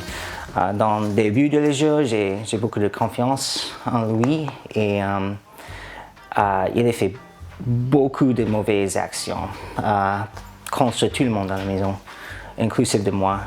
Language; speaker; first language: French; non-native, learner; English